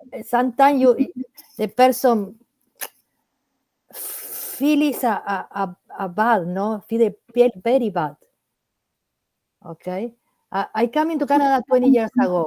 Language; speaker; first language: English; non-native, learner; Spanish